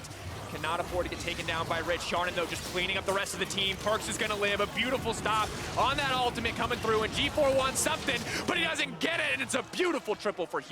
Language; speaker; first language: English; native; English